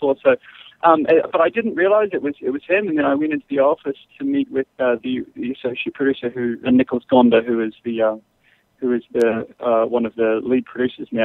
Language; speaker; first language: English; native; English